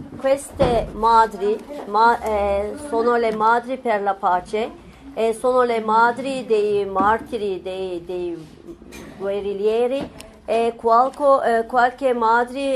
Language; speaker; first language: Italian; non-native, fluent; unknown